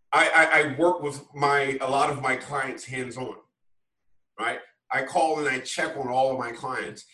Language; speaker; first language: English; native; English